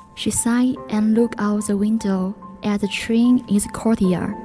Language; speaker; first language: English; non-native, learner; Chinese